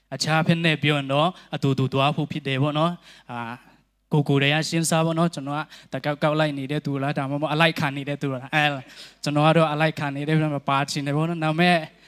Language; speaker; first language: Burmese; non-native, local second language; Tedim Chin